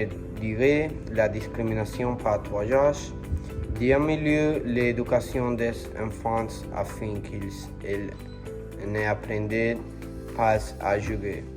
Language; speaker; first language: French; non-native, learner; Spanish